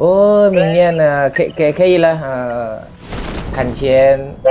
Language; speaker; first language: Chinese; non-native, learner; Indonesian